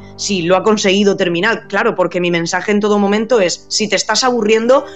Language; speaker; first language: Spanish; native; Spanish